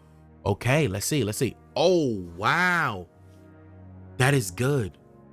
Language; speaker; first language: English; native; English